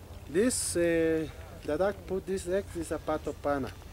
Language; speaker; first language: English; non-native, learner; Spanish